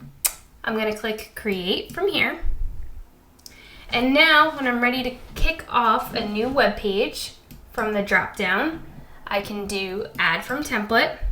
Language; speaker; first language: English; native; English